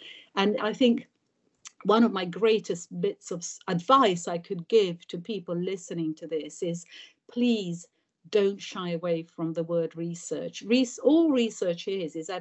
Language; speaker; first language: English; early bilingual, other home language; Italian